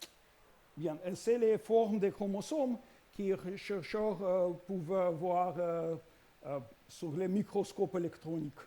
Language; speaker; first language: French; non-native, learner; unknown